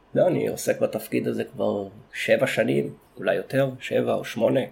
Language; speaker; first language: Hebrew; native; Hebrew